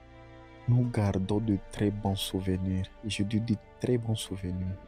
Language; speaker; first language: French; non-native, local second language; Swahili